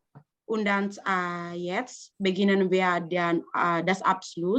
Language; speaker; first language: German; non-native, learner; Indonesian